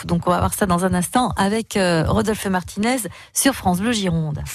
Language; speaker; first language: French; native; French